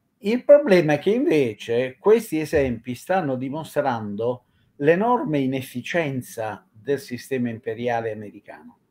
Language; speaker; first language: Italian; native; Italian